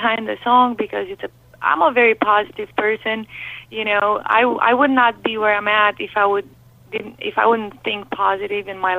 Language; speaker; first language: English; non-native, fluent; Romanian